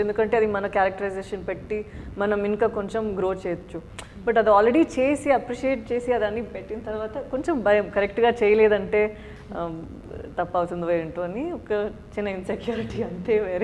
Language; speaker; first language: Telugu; non-native, local second language; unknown